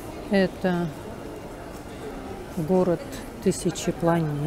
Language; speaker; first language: Russian; native; Russian